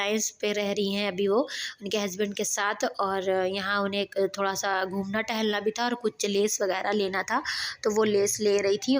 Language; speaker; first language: Hindi; native; Hindi